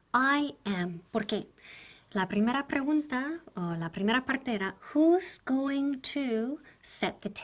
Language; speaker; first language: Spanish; non-native, fluent; English